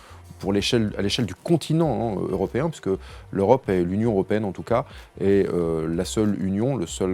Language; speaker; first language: French; native; French